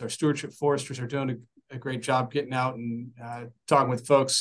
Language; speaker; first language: English; native; English